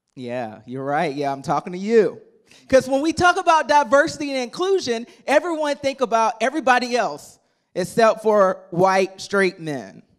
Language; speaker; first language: English; native; English